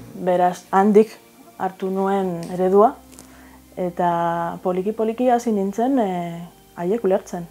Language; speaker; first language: Basque; non-native, fluent; Spanish